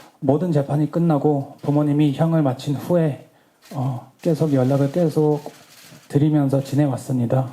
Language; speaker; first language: Korean; early bilingual, heritage; Korean